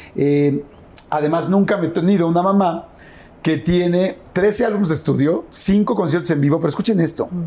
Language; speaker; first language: Spanish; native; Spanish